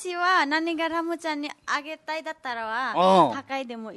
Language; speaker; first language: Japanese; non-native, learner; Nepali